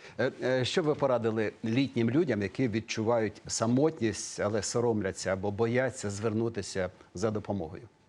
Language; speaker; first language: Ukrainian; native; Ukrainian